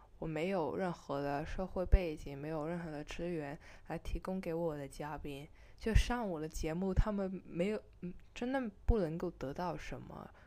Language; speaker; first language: Chinese; non-native, local second language; Cantonese